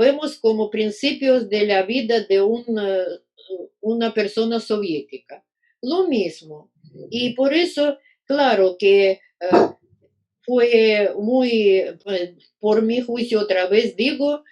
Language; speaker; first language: Spanish; non-native, fluent; Russian